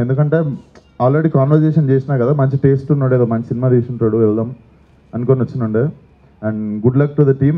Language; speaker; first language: Telugu; native; Telugu